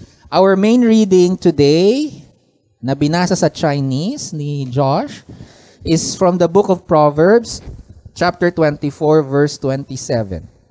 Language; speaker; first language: English; non-native, local second language; Filipino